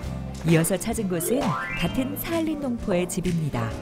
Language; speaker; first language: Korean; native; Korean